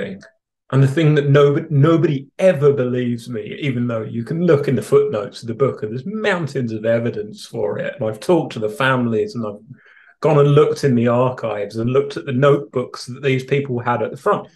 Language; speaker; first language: English; native; English